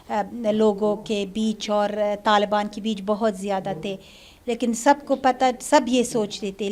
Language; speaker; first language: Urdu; non-native, learner; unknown